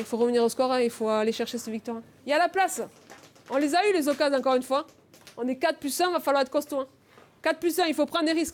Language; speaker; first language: French; native; French